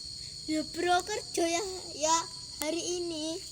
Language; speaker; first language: Indonesian; non-native, local second language; Javanese